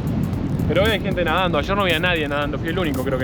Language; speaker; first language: Spanish; native; Spanish